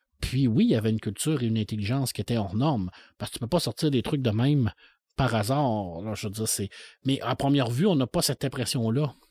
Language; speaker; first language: French; native; French